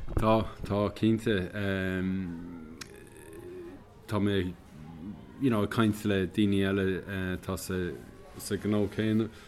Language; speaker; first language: Irish; non-native, local second language; English